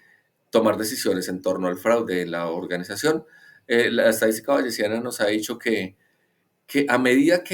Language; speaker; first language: Spanish; native; Spanish